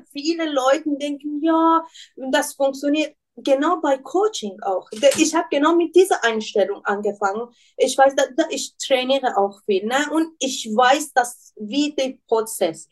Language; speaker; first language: German; non-native, learner; Persian